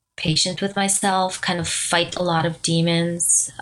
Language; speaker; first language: English; non-native, fluent; Romanian